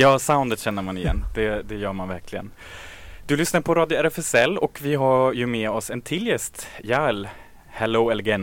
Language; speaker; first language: Swedish; native; Swedish